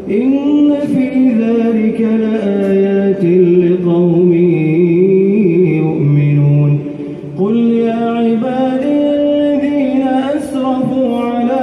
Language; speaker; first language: Arabic; native; Arabic